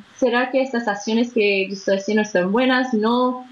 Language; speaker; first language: Spanish; non-native, fluent; Portuguese